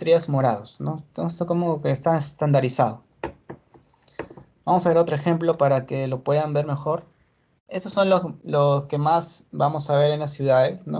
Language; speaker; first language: Spanish; native; Spanish